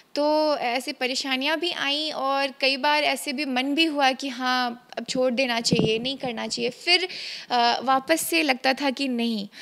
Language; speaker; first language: Hindi; native; Hindi